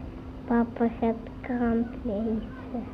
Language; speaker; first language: Dutch; early bilingual, other home language; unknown